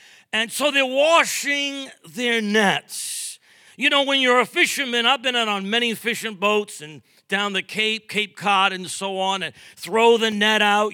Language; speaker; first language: English; native; English